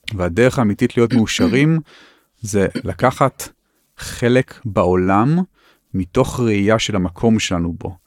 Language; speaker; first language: Hebrew; native; Hebrew